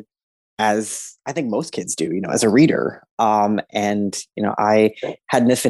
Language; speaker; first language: English; native; English